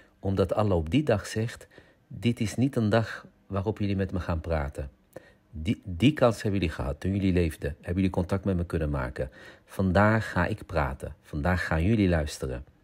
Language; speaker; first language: Dutch; early bilingual, other home language; Arabic